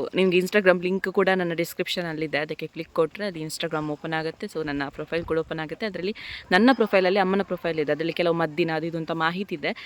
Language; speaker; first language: Kannada; non-native, local second language; Tulu